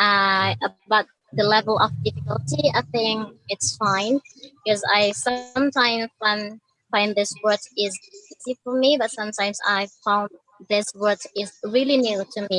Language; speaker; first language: English; non-native, learner; Indonesian